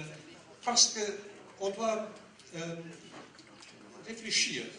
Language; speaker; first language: French; non-native, learner; Dutch